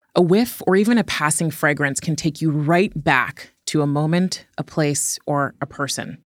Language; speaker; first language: English; native; English